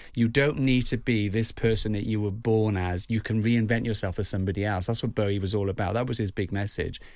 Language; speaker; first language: English; native; English